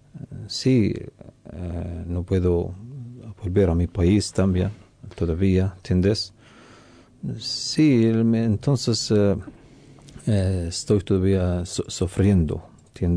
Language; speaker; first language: Spanish; non-native, local second language; Arabic